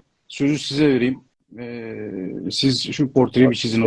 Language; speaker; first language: Turkish; native; Turkish